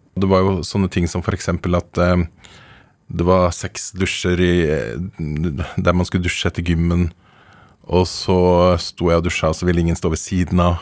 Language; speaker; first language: Norwegian; native; Norwegian